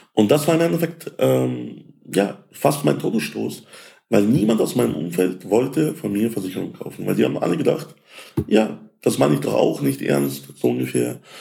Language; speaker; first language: German; early bilingual, other home language; Russian